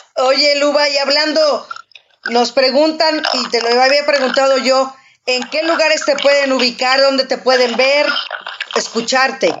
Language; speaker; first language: Spanish; native; Spanish